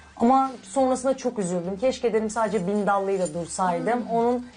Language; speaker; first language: Turkish; native; Turkish